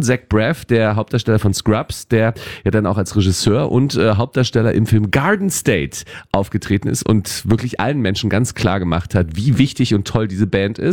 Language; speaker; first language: German; native; German